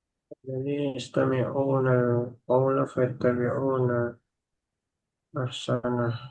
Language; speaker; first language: Arabic; non-native, learner; Indonesian